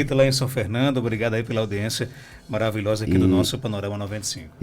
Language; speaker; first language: Portuguese; native; Portuguese